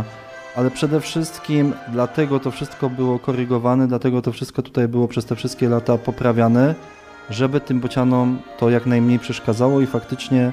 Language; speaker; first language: Polish; native; Polish